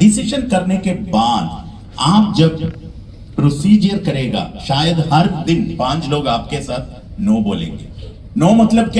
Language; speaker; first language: Hindi; non-native, learner; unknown